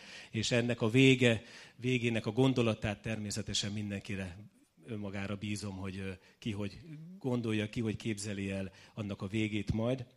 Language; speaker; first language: Hungarian; native; Hungarian